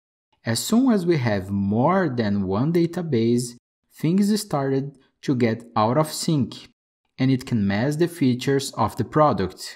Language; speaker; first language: English; non-native, fluent; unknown